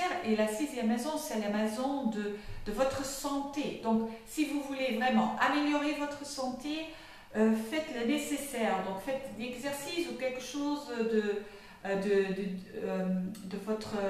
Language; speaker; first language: French; non-native, fluent; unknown